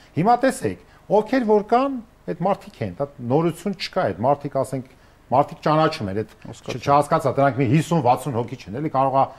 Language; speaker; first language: Armenian; native; Armenian